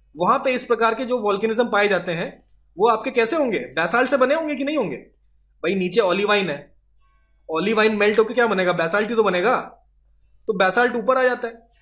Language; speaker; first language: Hindi; native; Hindi